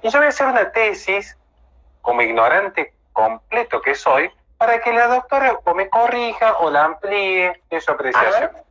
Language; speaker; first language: Spanish; native; Spanish